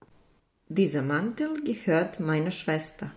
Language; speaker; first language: German; non-native, fluent; Serbian